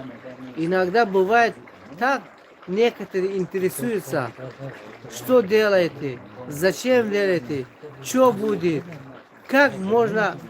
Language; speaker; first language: Russian; non-native, local second language; Tajik